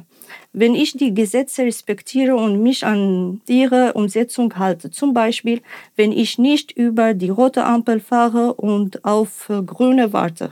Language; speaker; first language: German; non-native, fluent; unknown